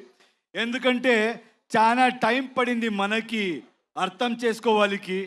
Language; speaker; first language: Telugu; non-native, learner; Kannada